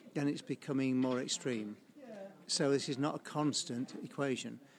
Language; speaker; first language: English; native; English